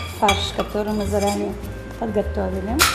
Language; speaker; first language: Russian; native; Russian